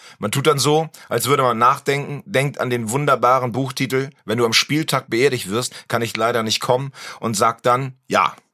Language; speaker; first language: German; native; German